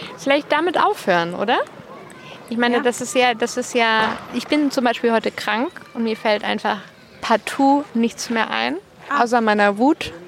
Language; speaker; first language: German; native; German